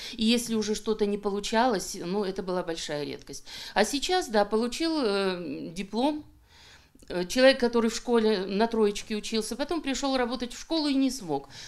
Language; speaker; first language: Russian; native; Russian